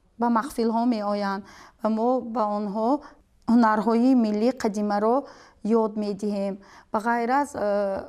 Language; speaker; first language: Tajik; native; Tajik